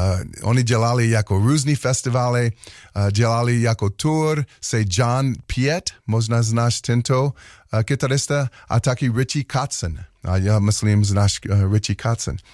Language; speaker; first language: Czech; non-native, learner; English